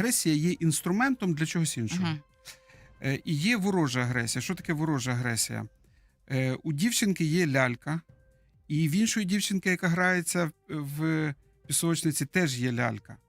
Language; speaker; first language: Ukrainian; native; Ukrainian